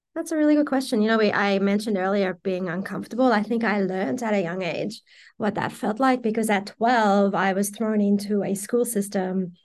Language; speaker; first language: English; early bilingual, other home language; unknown